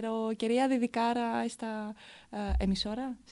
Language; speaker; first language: Spanish; non-native, fluent; Greek